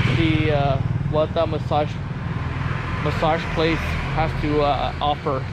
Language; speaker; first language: English; early bilingual, other home language; Vietnamese